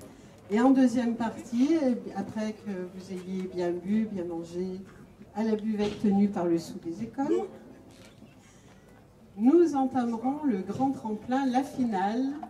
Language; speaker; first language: French; native; French